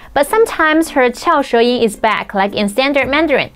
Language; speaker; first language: English; non-native, fluent; Chinese